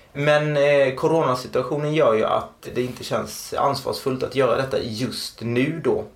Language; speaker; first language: Swedish; native; Swedish